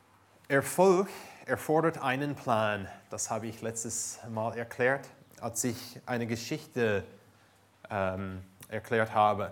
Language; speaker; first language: German; non-native, fluent; English